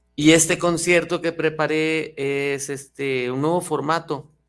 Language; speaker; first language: Spanish; native; Spanish